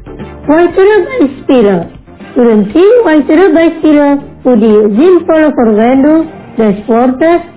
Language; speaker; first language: German; non-native, fluent; Indonesian